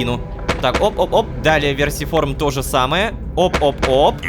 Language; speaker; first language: Russian; native; Russian